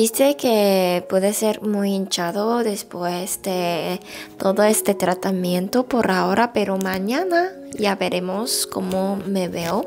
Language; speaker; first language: Spanish; non-native, fluent; Korean